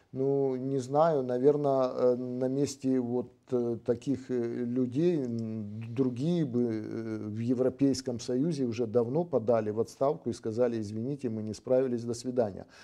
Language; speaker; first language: Russian; native; Russian